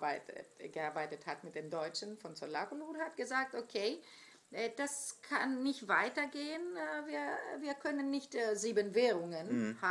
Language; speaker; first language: German; non-native, fluent; Greek